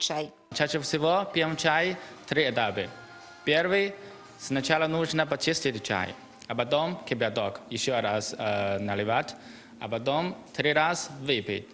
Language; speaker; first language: Ukrainian; non-native, learner; Chinese